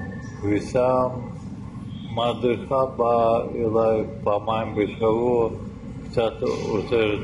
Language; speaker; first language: Hebrew; non-native, learner; Russian